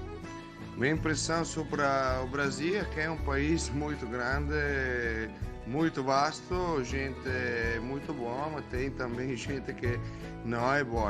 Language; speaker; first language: Portuguese; non-native, fluent; Italian